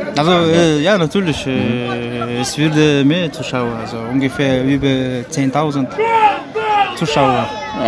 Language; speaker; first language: German; non-native, learner; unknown